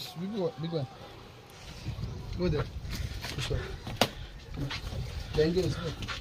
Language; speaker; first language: English; non-native, learner; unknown